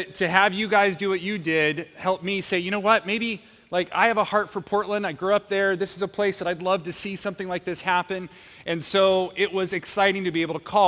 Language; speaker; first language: English; native; English